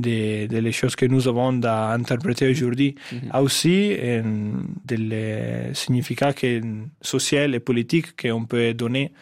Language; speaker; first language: French; non-native, fluent; Italian